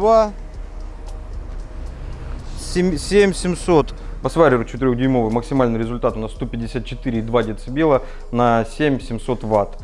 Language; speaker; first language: Russian; native; Russian